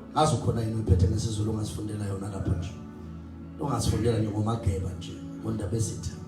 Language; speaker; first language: Zulu; non-native, local second language; Southern Sotho